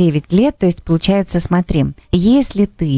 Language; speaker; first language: Russian; native; Russian